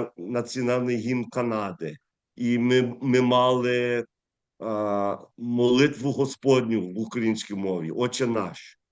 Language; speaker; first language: Ukrainian; early bilingual, heritage; English